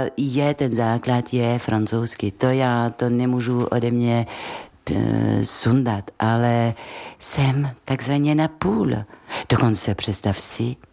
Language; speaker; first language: Czech; non-native, fluent; French